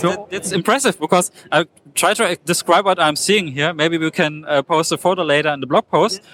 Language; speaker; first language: English; non-native, fluent; German